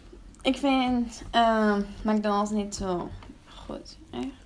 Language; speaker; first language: Dutch; non-native, learner; Spanish